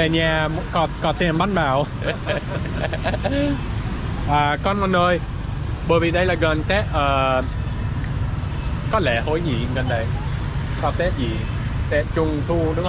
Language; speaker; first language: Vietnamese; non-native, learner; English